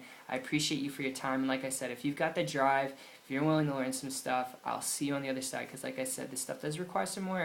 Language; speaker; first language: English; native; English